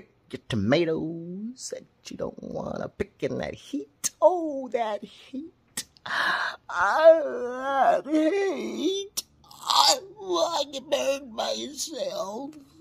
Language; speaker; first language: English; native; English